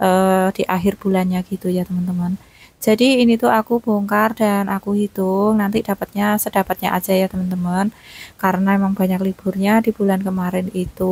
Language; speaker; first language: Indonesian; native; Indonesian